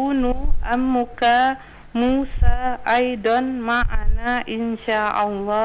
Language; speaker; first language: Arabic; non-native, learner; Indonesian